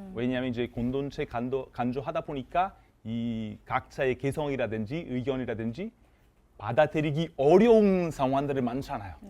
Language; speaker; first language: Korean; non-native, fluent; Italian